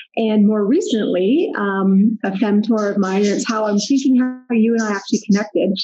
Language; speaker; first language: English; native; English